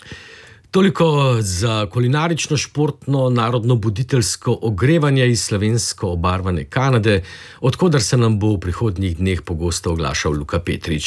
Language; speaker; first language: Slovenian; native; Slovenian